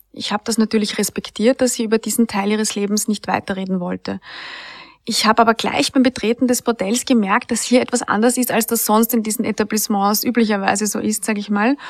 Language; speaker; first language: German; native; German